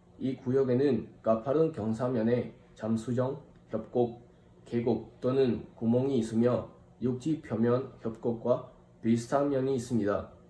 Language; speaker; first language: Korean; non-native, fluent; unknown